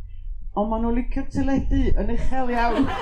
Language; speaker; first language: Welsh; native; Welsh